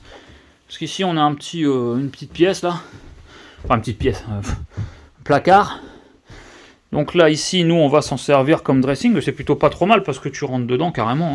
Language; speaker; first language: French; native; French